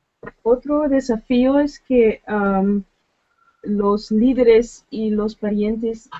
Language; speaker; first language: Spanish; non-native, learner; Dutch